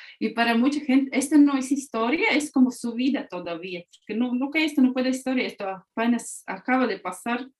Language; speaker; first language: Spanish; non-native, fluent; Latvian